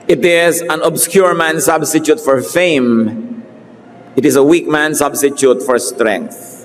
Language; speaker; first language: English; non-native, local second language; Filipino